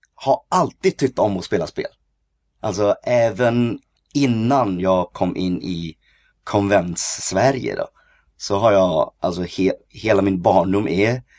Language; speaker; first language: Swedish; early bilingual, other home language; Cantonese